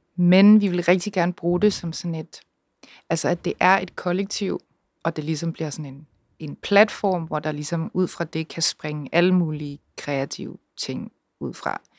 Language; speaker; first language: Danish; native; Danish